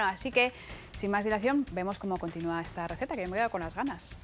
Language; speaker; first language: Spanish; native; Spanish